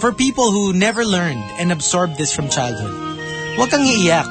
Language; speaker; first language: English; non-native, local second language; Filipino